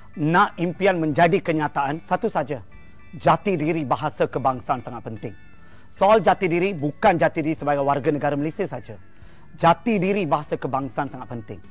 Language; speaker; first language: Malay; non-native, local second language; Tamil